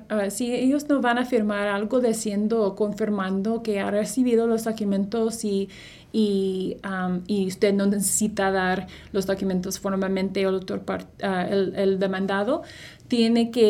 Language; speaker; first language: Spanish; non-native, fluent; English